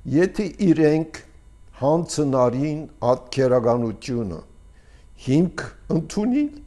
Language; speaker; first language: Armenian; early bilingual, heritage; Armenian